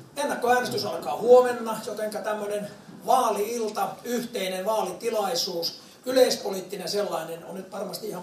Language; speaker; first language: Finnish; native; Finnish